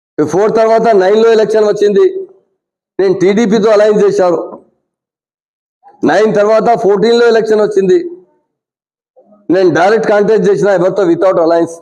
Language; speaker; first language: Telugu; non-native, local second language; Urdu